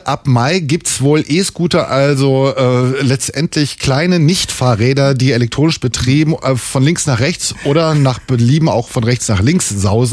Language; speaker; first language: German; native; German